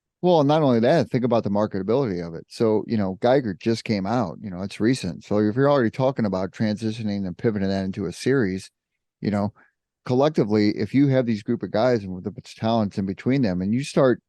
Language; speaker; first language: English; native; English